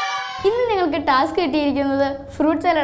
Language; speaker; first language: Malayalam; native; Malayalam